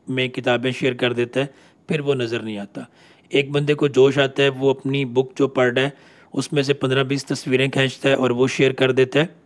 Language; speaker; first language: Urdu; non-native, local second language; Punjabi